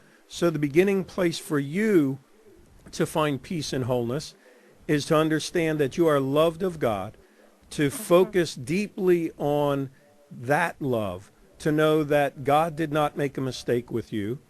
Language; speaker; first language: English; native; English